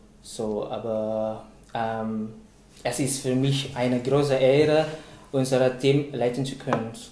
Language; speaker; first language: German; non-native, fluent; Indonesian